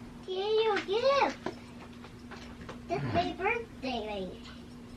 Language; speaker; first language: English; early bilingual, other home language; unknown